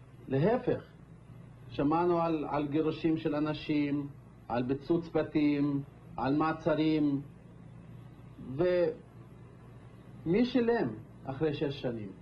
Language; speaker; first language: Hebrew; non-native, local second language; Arabic